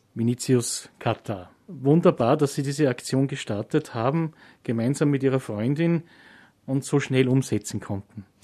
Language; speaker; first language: German; native; German